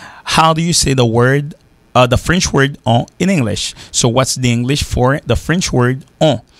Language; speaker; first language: English; non-native, fluent; Haitian Creole